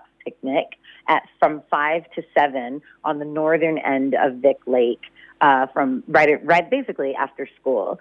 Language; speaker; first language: English; native; English